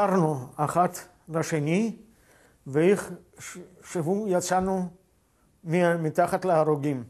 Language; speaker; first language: Hebrew; non-native, fluent; Yiddish